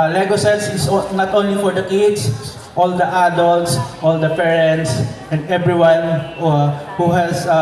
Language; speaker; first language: English; non-native, local second language; Filipino